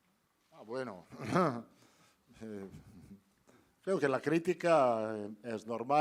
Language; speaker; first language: Spanish; non-native, fluent; Italian